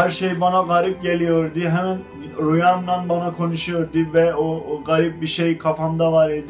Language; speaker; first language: Turkish; non-native, fluent; Azerbaijani